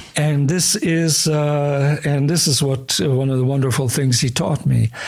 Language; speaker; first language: English; early bilingual, other home language; German